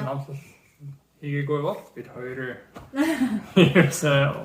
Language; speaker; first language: Mongolian; early bilingual, heritage; English